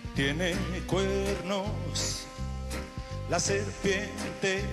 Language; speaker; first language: Spanish; native; Spanish